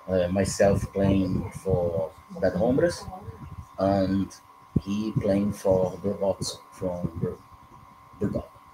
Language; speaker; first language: English; non-native, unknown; Portuguese